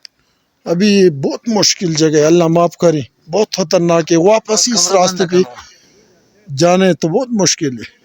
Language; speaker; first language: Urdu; non-native, local second language; Pashto